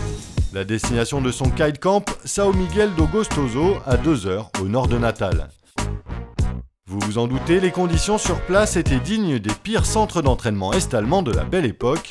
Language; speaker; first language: French; native; French